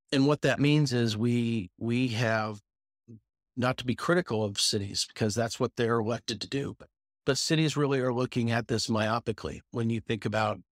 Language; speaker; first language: English; native; English